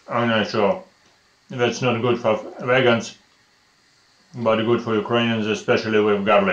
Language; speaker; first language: English; non-native, fluent; Russian